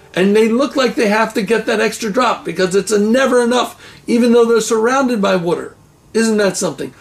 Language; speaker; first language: English; native; English